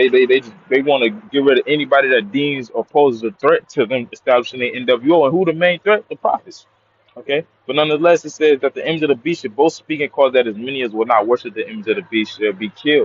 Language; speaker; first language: English; native; English